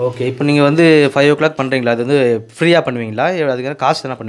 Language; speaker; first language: Tamil; native; Tamil